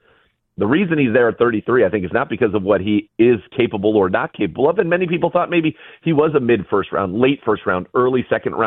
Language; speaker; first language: English; native; English